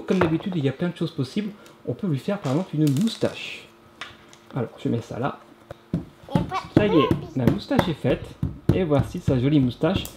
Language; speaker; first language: French; native; French